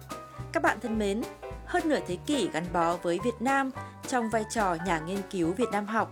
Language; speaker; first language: Vietnamese; native; Vietnamese